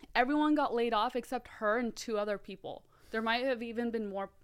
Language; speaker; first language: English; native; English